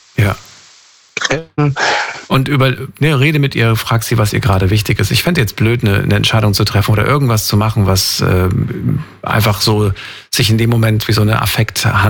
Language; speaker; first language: German; native; German